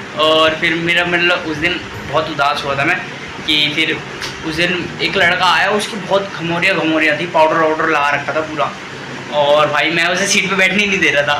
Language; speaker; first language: Hindi; native; Hindi